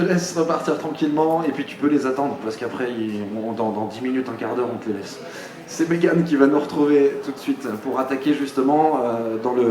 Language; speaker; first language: French; native; French